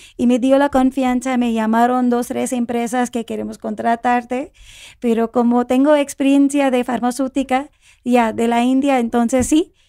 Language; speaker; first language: Spanish; non-native, fluent; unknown